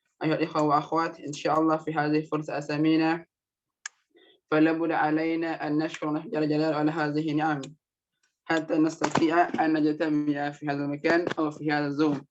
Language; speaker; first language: Arabic; non-native, learner; Indonesian